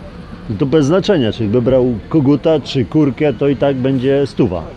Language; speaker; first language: Polish; native; Polish